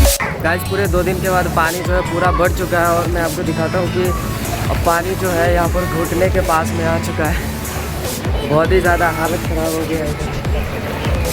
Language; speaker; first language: Hindi; non-native, local second language; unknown